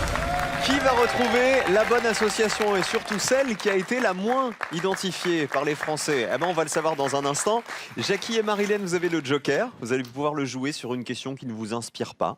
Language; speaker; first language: French; native; French